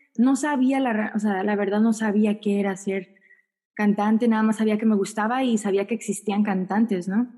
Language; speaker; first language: Spanish; early bilingual, heritage; Spanish